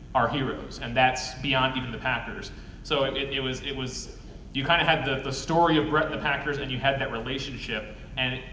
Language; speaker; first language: English; native; English